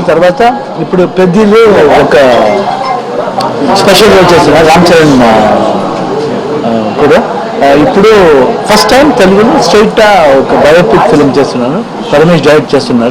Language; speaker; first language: Telugu; non-native, learner; Kannada